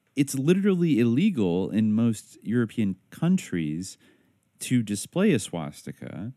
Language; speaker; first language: English; native; English